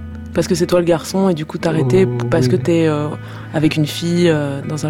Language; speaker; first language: French; native; French